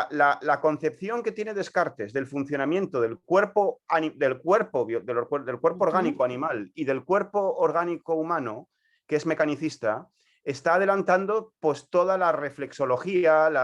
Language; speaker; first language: Spanish; native; Spanish